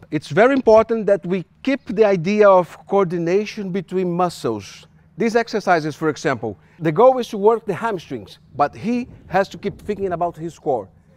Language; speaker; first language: English; non-native, fluent; Portuguese